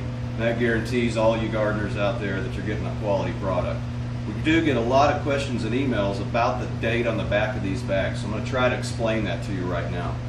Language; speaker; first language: English; native; English